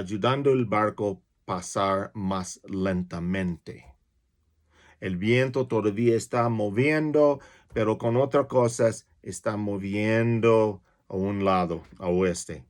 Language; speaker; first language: Spanish; non-native, fluent; English